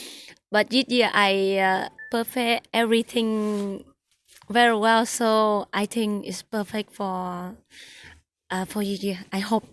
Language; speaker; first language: English; non-native, learner; Vietnamese